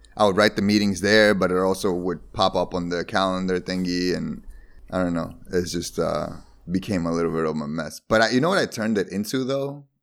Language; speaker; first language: English; non-native, fluent; Spanish